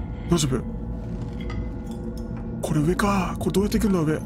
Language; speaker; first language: Japanese; native; Japanese